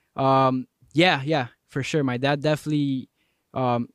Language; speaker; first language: English; early bilingual, other home language; Spanish